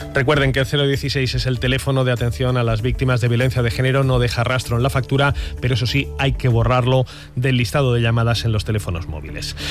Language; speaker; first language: Spanish; native; Spanish